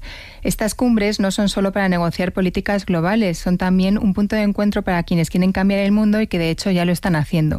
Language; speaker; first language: Spanish; native; Spanish